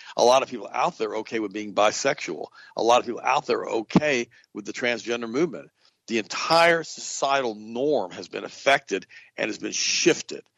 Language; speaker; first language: English; native; English